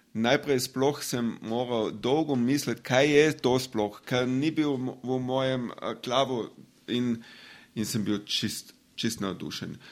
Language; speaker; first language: Slovenian; non-native, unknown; German